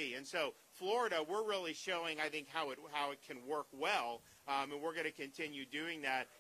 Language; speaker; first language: English; native; English